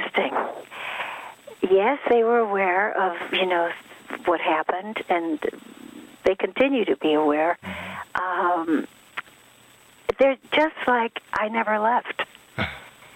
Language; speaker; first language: English; early bilingual, other home language; Swedish